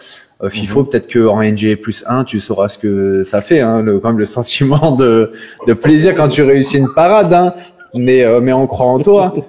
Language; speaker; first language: French; native; French